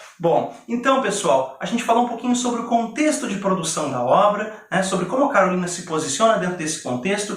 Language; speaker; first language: Portuguese; native; Portuguese